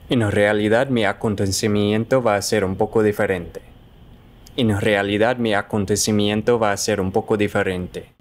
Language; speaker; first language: Spanish; non-native, fluent; English